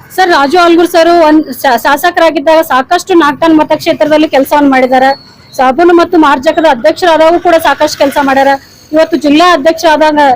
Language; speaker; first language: Kannada; native; Kannada